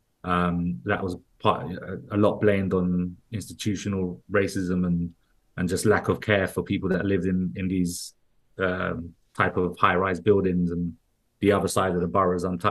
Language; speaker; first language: English; early bilingual, other home language; Spanish